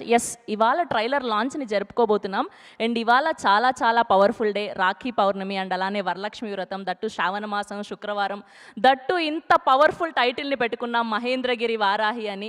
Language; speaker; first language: Telugu; native; Telugu